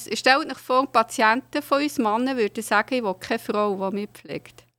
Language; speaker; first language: German; native; German